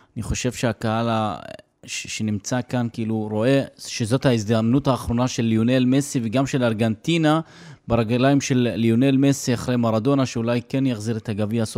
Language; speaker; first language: Hebrew; non-native, local second language; Arabic